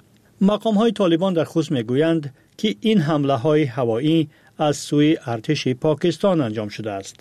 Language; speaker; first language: Persian; native; Persian